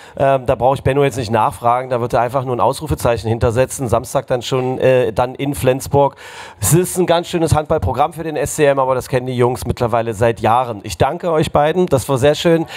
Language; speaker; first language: German; native; German